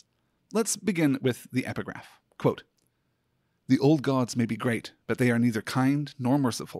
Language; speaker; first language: English; native; English